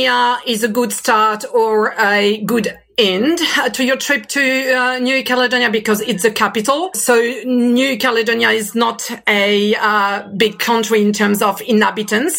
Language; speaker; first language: English; non-native, fluent; French